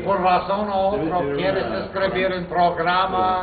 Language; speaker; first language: Spanish; non-native, fluent; English